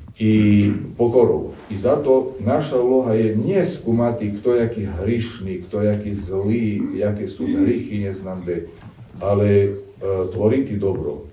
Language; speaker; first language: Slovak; non-native, local second language; Rusyn